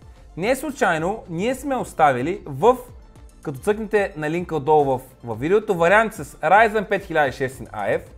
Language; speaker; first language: Bulgarian; native; Bulgarian